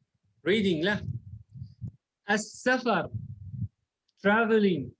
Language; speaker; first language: English; non-native, learner; Arabic